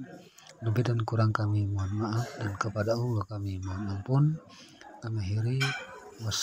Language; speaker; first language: Indonesian; native; Indonesian